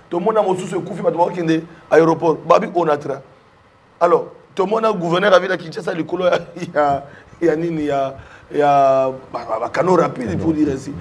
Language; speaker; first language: French; non-native, local second language; Lingala